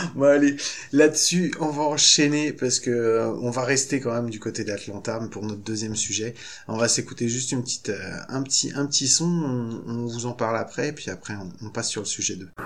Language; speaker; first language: French; native; French